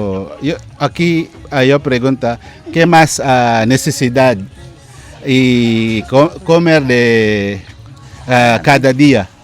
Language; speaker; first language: Spanish; non-native, learner; Filipino